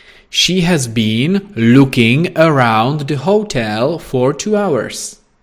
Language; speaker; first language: English; non-native, fluent; Czech